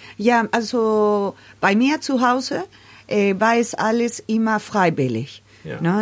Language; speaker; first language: German; non-native, learner; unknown